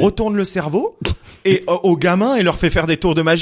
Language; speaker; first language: French; native; French